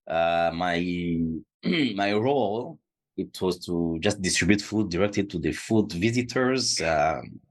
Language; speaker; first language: English; non-native, fluent; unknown